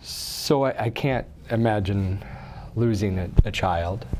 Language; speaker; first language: English; native; English